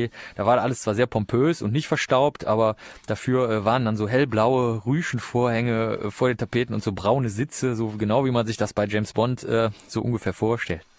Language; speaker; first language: German; native; German